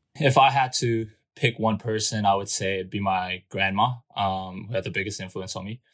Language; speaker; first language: English; non-native, fluent; Burmese